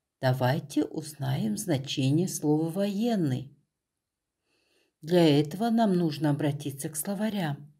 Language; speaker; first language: Russian; non-native, local second language; Kazakh